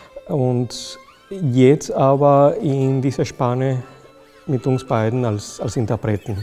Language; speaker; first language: German; non-native, fluent; Spanish